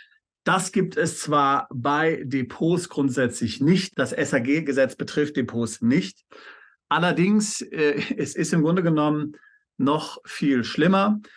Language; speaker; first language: German; native; German